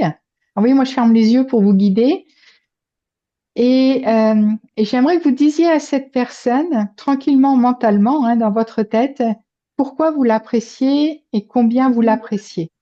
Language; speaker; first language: French; native; French